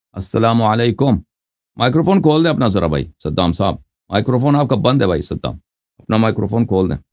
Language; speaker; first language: Urdu; non-native, fluent; Persian